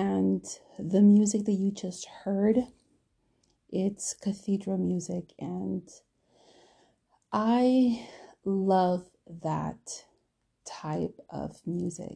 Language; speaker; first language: English; native; English